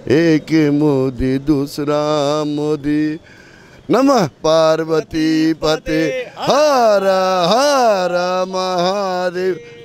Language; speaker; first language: Hindi; native; Hindi